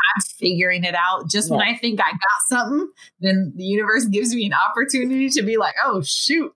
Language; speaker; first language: English; native; English